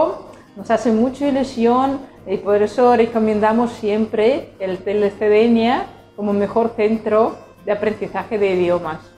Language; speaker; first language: Spanish; non-native, fluent; Russian